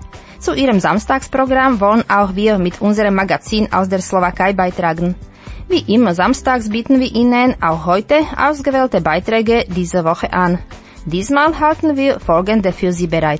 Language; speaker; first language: German; non-native, fluent; Slovak